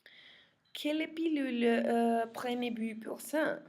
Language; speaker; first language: French; non-native, learner; Spanish